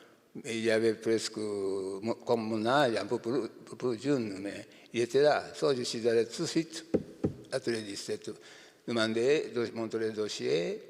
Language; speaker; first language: French; non-native, learner; Japanese